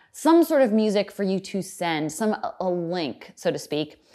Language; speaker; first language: English; native; English